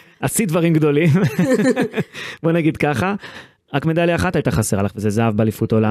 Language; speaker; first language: Hebrew; native; Hebrew